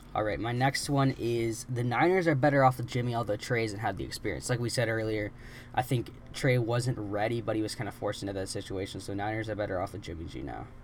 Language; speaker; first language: English; native; English